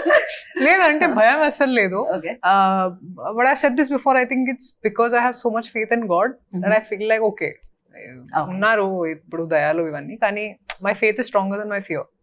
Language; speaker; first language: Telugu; non-native, fluent; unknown